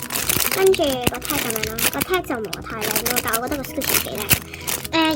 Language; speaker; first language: Cantonese; native; Cantonese